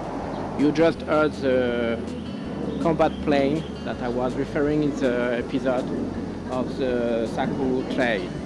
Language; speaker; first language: English; non-native, learner; French